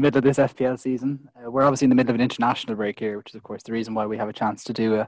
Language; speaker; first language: English; native; English